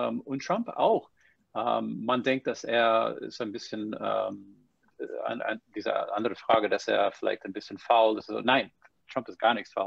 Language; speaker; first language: German; non-native, fluent; English